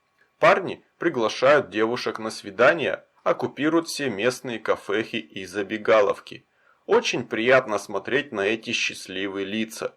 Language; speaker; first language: Russian; native; Russian